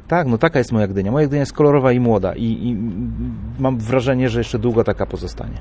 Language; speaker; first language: Polish; native; Polish